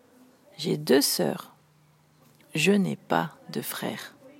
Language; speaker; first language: French; non-native, learner; English